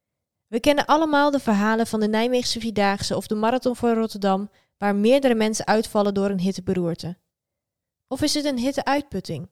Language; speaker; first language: Dutch; native; Dutch